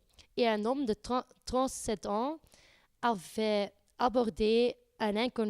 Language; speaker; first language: French; non-native, learner; Dutch